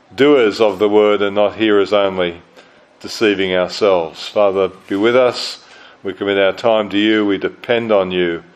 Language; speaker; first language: English; native; English